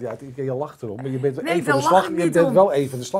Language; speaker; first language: Dutch; native; Dutch